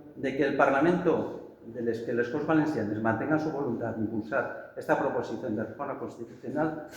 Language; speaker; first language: Spanish; non-native, local second language; Catalan